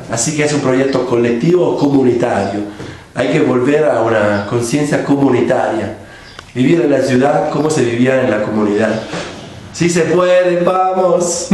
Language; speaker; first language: Spanish; non-native, fluent; Italian